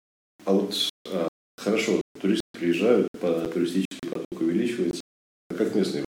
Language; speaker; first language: Russian; native; Russian